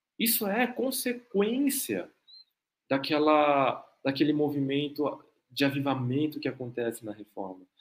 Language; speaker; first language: Portuguese; non-native, fluent; Korean